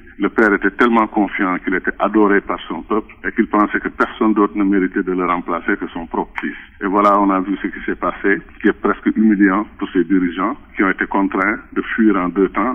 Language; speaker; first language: French; non-native, local second language; Wolof